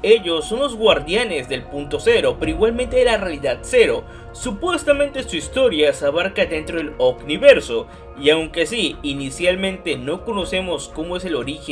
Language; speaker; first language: Spanish; native; Spanish